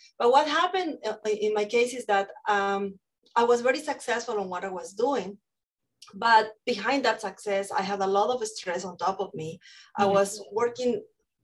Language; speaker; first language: English; non-native, fluent; Spanish